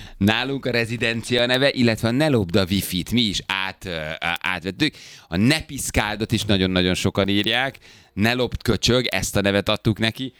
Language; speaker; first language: Hungarian; native; Hungarian